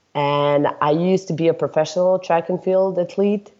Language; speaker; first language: English; non-native, fluent; Serbian